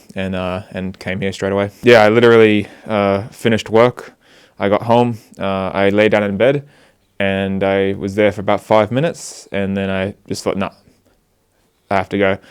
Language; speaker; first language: English; native; English